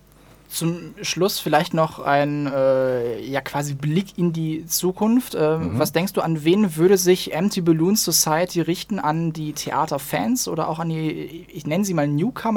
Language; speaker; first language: German; native; German